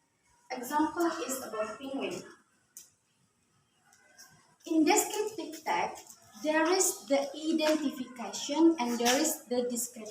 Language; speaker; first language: English; non-native, learner; Indonesian